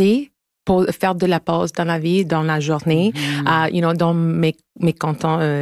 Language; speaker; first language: French; non-native, local second language; English